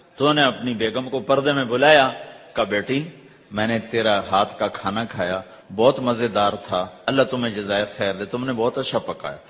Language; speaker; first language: Urdu; non-native, local second language; Punjabi